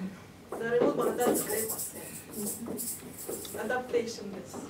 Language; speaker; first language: Japanese; non-native, learner; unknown